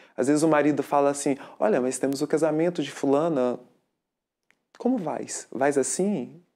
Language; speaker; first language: Portuguese; native; Portuguese